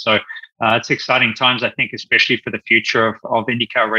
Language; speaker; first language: English; native; English